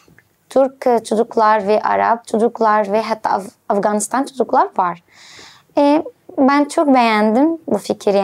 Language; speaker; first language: Turkish; non-native, learner; Arabic